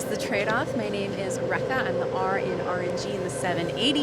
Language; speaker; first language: English; native; English